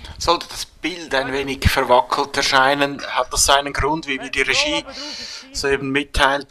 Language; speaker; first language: German; native; German